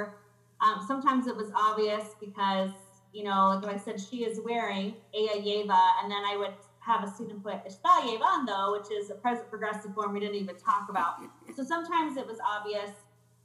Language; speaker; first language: English; native; English